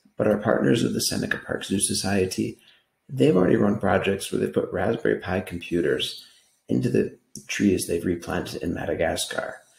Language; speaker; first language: English; native; English